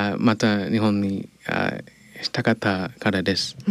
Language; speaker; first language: Japanese; non-native, learner; English